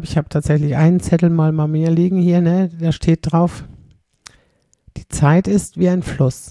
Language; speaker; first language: German; native; German